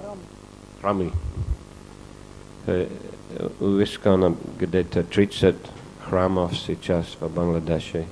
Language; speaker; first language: Russian; non-native, fluent; English